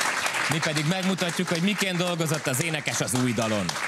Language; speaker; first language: Hungarian; native; Hungarian